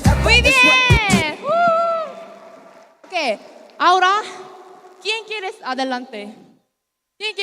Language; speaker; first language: Spanish; non-native, learner; Korean